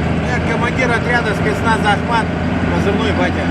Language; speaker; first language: Russian; native; Russian